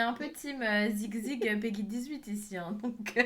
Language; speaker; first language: French; native; French